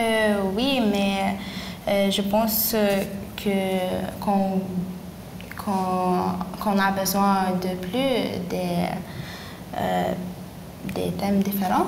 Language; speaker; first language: French; non-native, learner; Lithuanian